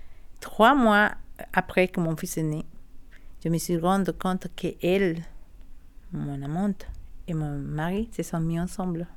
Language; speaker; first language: French; non-native, learner; Spanish